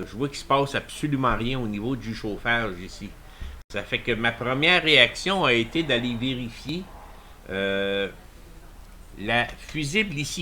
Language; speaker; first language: French; native; French